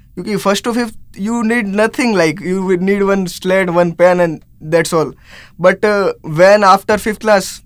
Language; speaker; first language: Hindi; non-native, local second language; Gujarati